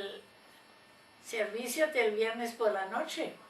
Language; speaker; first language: Spanish; non-native, fluent; German